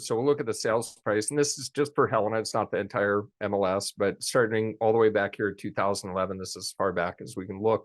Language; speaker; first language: English; native; English